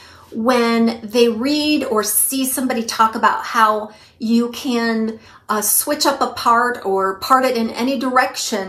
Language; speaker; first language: English; native; English